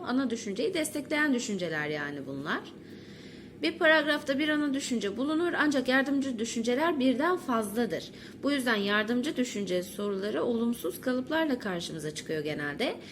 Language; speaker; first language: Turkish; native; Turkish